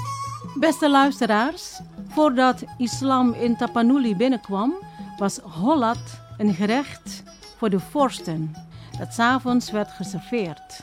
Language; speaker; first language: Dutch; non-native, fluent; Indonesian